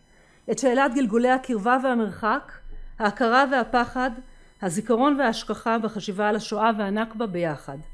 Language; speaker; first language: Hebrew; native; Hebrew